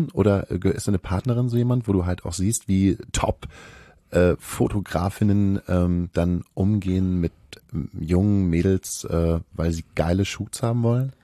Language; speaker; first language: German; native; German